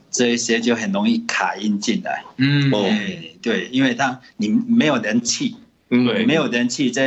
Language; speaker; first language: Chinese; native; Chinese